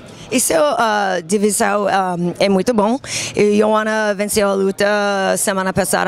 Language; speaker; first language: Portuguese; non-native, learner; English